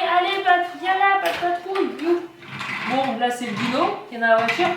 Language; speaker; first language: French; native; French